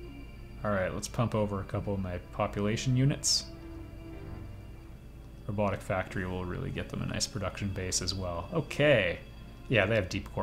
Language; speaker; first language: English; native; English